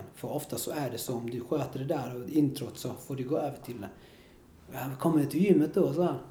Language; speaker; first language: Swedish; early bilingual, other home language; Spanish